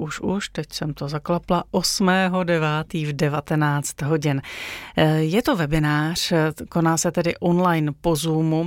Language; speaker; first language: Czech; native; Czech